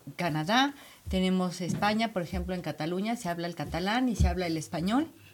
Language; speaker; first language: Spanish; native; Spanish